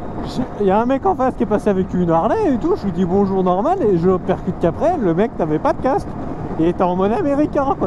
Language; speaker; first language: French; native; French